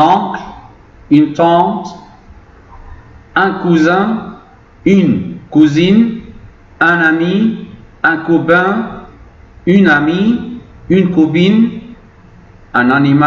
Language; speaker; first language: French; non-native, fluent; Arabic